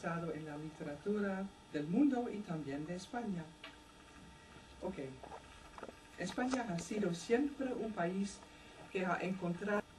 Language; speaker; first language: Spanish; non-native, learner; Dutch